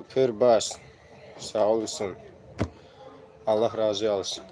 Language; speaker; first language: Turkish; non-native, learner; Tajik